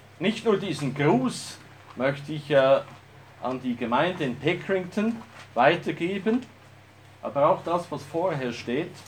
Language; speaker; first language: German; native; German